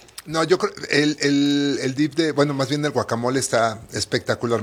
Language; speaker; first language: Spanish; native; Spanish